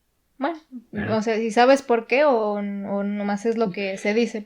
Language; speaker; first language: Spanish; native; Spanish